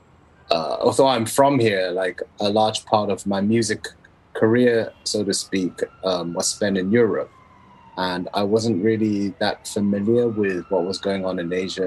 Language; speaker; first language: English; non-native, local second language; Cantonese